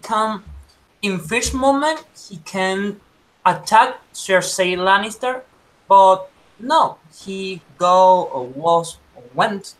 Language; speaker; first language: English; non-native, learner; Spanish